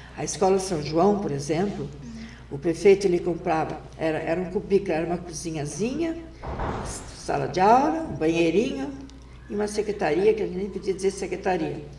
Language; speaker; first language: Portuguese; non-native, local second language; German